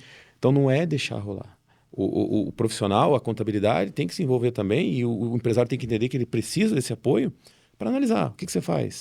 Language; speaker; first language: Portuguese; native; Portuguese